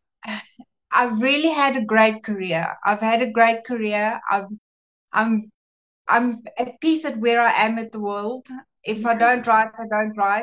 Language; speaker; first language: English; non-native, local second language; Afrikaans